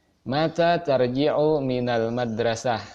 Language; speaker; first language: Arabic; non-native, fluent; Indonesian